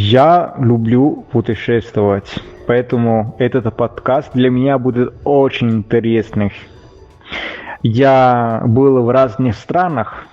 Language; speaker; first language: Russian; non-native, fluent; Italian